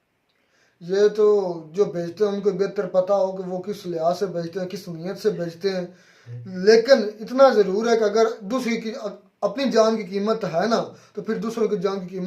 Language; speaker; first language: Urdu; non-native, local second language; Kashmiri